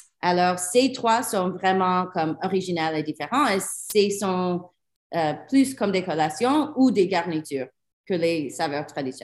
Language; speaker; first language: French; non-native, learner; English